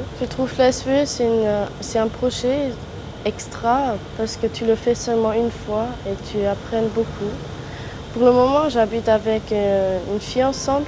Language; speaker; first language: French; non-native, learner; Luxembourgish